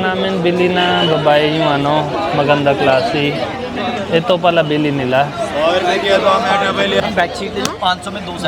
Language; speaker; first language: Filipino; non-native, learner; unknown